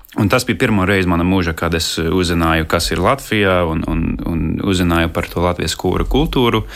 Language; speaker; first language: Latvian; non-native, fluent; English